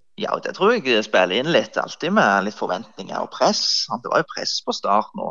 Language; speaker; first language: Norwegian; native; Norwegian